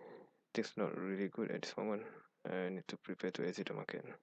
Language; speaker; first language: English; non-native, fluent; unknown